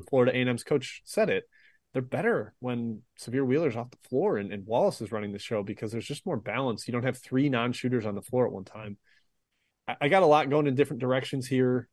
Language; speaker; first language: English; native; English